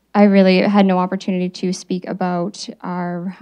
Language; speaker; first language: English; native; English